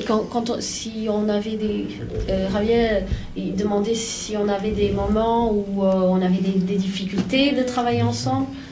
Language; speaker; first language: French; native; French